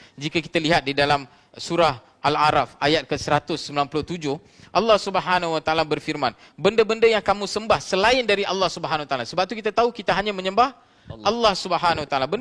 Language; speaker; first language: Malay; non-native, local second language; Tamil